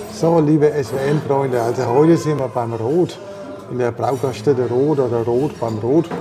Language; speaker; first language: German; native; German